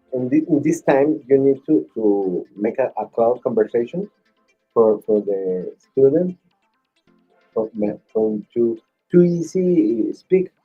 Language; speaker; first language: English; non-native, learner; Spanish